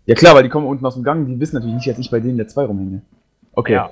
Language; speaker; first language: German; native; German